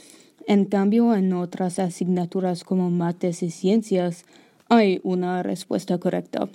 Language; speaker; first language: Spanish; non-native, learner; English